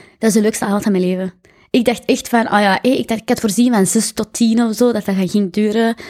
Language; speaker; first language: Dutch; early bilingual, other home language; Arabic